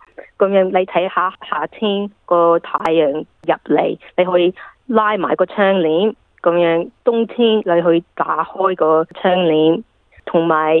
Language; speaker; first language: Cantonese; early bilingual, heritage; English